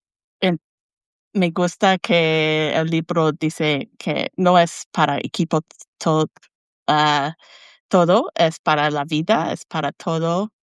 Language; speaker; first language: Spanish; non-native, learner; English